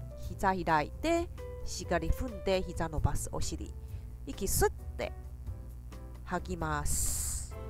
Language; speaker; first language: Japanese; non-native, fluent; Chinese